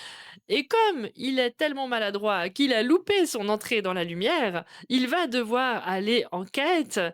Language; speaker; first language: French; native; French